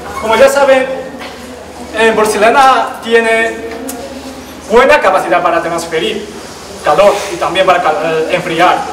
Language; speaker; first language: Spanish; non-native, learner; Chinese